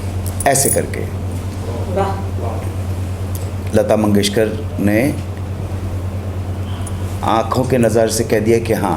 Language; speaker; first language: Hindi; native; Hindi